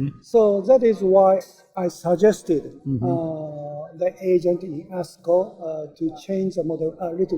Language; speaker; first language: English; non-native, learner; Japanese